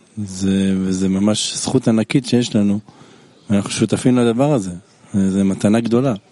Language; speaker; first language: Hebrew; non-native, fluent; Hungarian